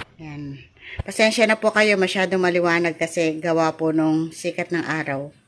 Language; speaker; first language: Filipino; non-native, local second language; Iloko